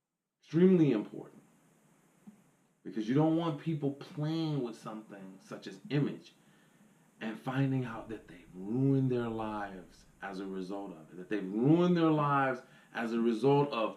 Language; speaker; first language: English; native; English